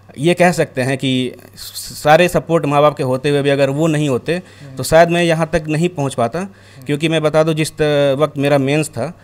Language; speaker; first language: Hindi; native; Hindi